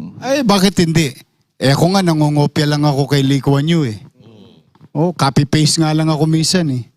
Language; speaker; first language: Filipino; native; Filipino